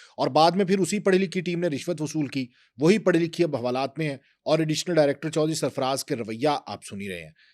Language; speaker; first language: Urdu; native; Urdu